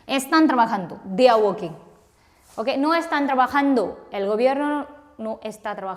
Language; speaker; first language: Spanish; non-native, fluent; Hindi